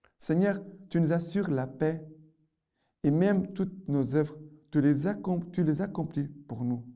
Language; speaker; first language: French; non-native, fluent; Portuguese